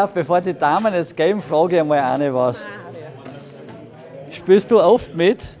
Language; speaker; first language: German; native; German